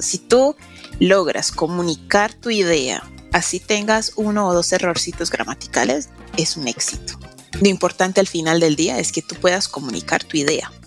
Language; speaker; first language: Spanish; native; Spanish